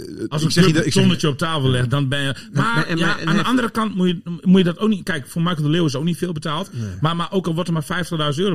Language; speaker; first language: Dutch; native; Dutch